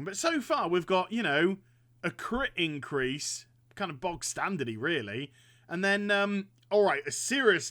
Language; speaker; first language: English; native; English